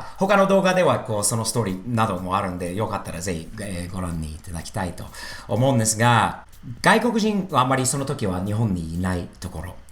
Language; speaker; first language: Japanese; non-native, fluent; English